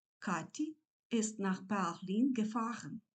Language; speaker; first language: German; non-native, fluent; Ukrainian